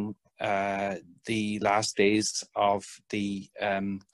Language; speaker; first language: English; native; English